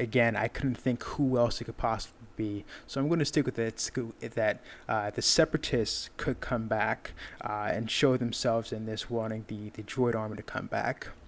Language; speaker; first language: English; native; English